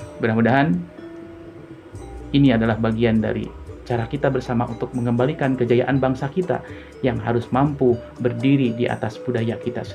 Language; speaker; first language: Indonesian; non-native, local second language; Sundanese